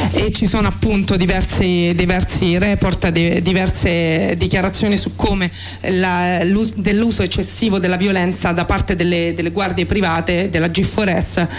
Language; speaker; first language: Italian; native; Italian